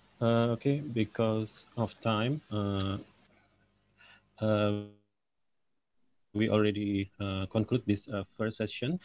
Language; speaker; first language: English; non-native, local second language; Indonesian